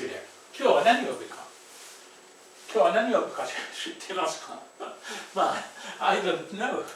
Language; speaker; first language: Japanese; non-native, fluent; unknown